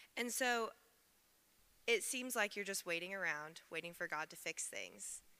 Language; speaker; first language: English; native; English